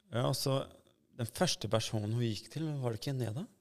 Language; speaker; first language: Norwegian; early bilingual, other home language; Albanian